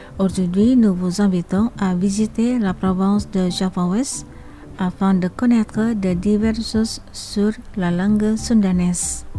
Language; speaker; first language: French; non-native, fluent; Indonesian